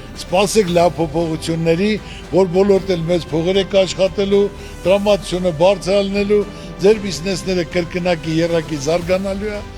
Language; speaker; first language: Armenian; native; Armenian